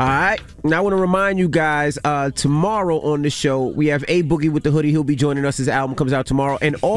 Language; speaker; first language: English; native; English